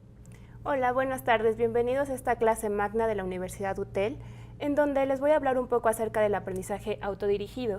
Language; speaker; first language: Spanish; native; Spanish